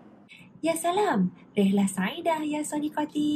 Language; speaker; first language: Arabic; non-native, learner; Malay